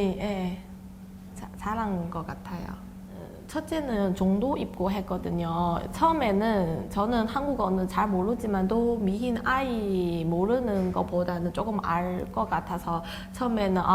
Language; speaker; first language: Korean; non-native, fluent; Chinese